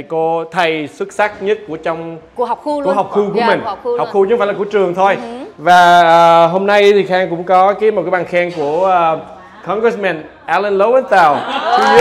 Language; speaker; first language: Vietnamese; early bilingual, heritage; Vietnamese